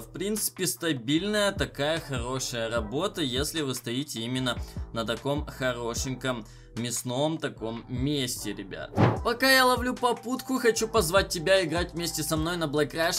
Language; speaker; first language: Russian; native; Russian